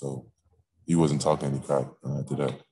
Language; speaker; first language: English; native; English